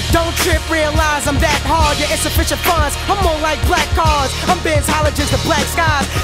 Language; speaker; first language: English; native; English